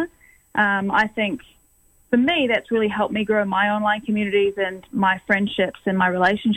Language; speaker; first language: English; native; English